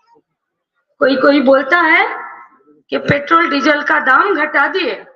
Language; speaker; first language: Hindi; non-native, local second language; Bangla